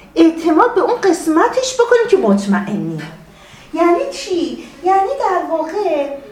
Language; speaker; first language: Persian; native; Persian